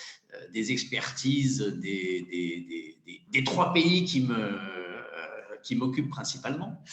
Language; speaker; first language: French; native; French